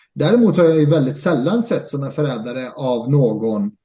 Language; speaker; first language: Swedish; early bilingual, other home language; Arabic